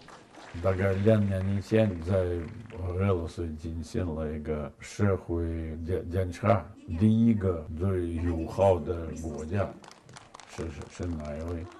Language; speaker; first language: Chinese; non-native, fluent; Russian